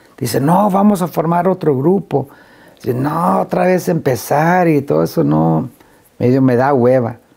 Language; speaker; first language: Spanish; early bilingual, heritage; Spanish